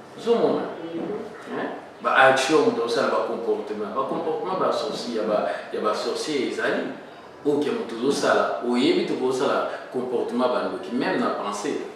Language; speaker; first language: Lingala; native; Lingala